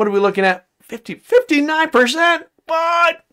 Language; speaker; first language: English; native; English